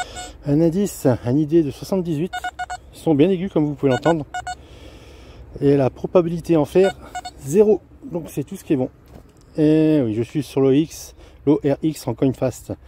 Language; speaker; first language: French; native; French